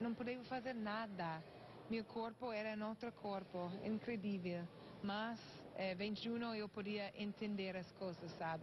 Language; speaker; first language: Portuguese; non-native, learner; English